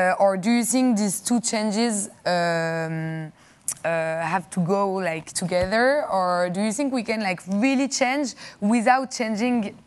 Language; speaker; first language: English; non-native, fluent; French